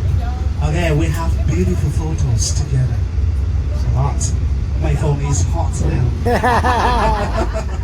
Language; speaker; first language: English; non-native, fluent; Vietnamese